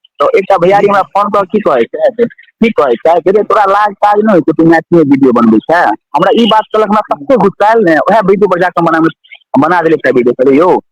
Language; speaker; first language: Maithili; native; Maithili